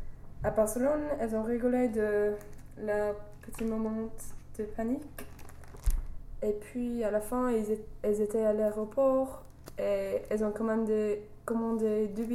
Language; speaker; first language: French; non-native, fluent; English